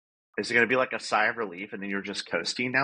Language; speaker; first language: English; native; English